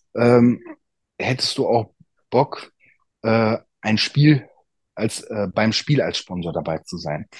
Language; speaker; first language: German; native; German